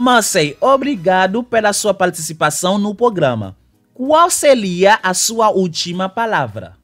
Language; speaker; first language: Portuguese; non-native, local second language; Haitian Creole